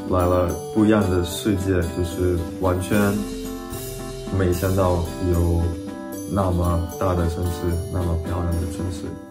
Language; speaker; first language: Chinese; non-native, fluent; Russian